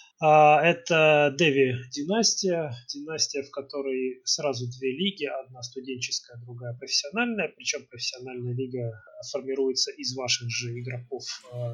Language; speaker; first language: Russian; native; Russian